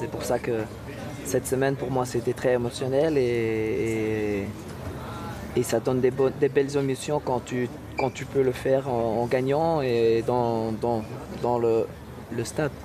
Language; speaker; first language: French; non-native, local second language; Dutch